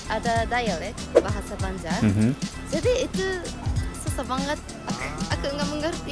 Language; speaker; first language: Indonesian; non-native, learner; Japanese